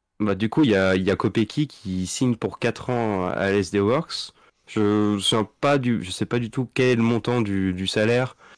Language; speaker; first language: French; native; French